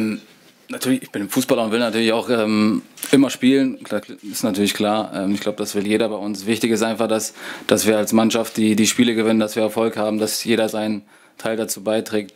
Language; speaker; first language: German; native; German